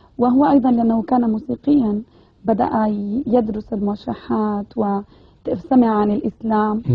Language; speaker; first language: Arabic; early bilingual, other home language; Spanish